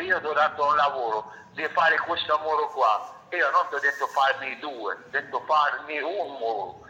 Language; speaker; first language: Italian; non-native, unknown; Arabic